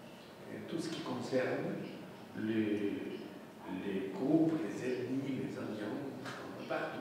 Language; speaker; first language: French; non-native, fluent; Spanish